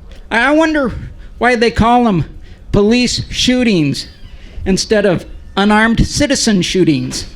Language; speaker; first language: English; native; English